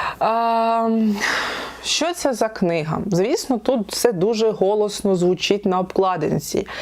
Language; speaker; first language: Ukrainian; native; Ukrainian